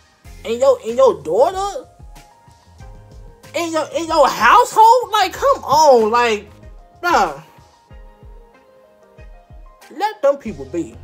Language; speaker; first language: English; native; English